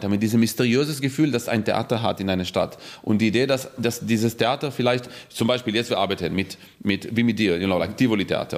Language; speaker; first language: German; non-native, fluent; Hebrew